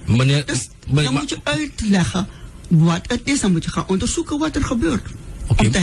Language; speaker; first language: Dutch; non-native, local second language; Sranan Tongo